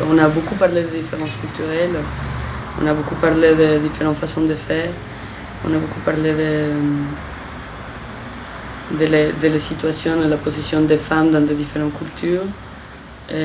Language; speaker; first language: French; non-native, fluent; Spanish